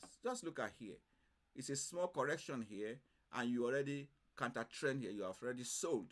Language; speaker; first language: English; non-native, fluent; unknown